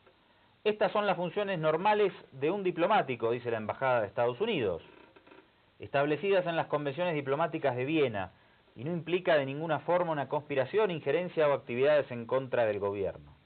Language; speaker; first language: Spanish; native; Spanish